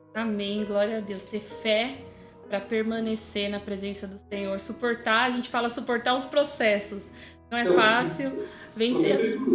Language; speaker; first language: Portuguese; native; Portuguese